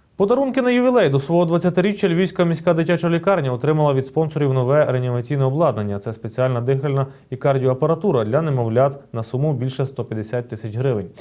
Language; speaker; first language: Ukrainian; native; Ukrainian